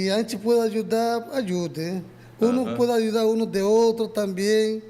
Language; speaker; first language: Portuguese; non-native, learner; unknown